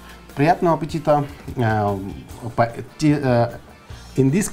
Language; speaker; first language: Russian; non-native, fluent; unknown